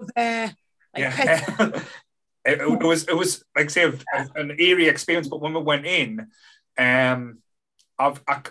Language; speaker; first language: English; native; English